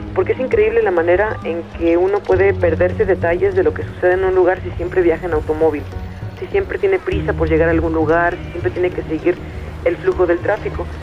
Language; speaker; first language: Spanish; native; Spanish